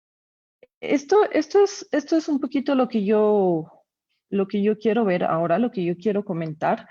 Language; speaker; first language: Spanish; native; Spanish